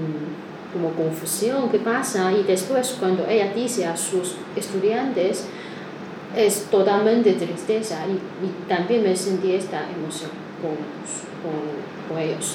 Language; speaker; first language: Spanish; non-native, learner; Chinese